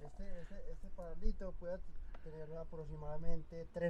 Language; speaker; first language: Spanish; native; Spanish